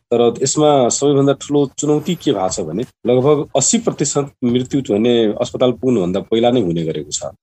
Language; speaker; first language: Nepali; non-native, local second language; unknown